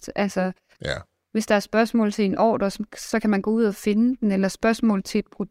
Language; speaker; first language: Danish; native; Danish